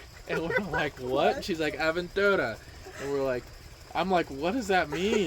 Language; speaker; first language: English; native; English